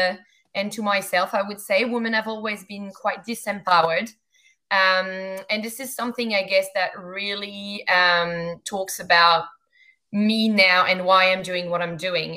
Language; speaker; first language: English; non-native, fluent; French